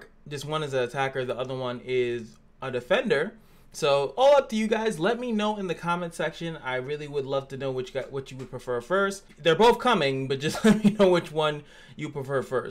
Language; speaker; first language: English; native; English